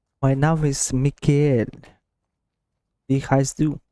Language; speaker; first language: German; non-native, learner; Russian